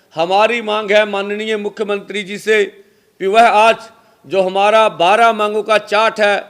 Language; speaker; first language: Hindi; non-native, local second language; Punjabi